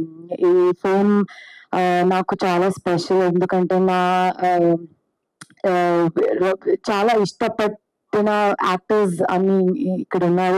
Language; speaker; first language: Telugu; non-native, learner; Kannada